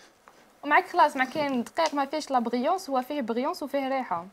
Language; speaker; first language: Arabic; native; Arabic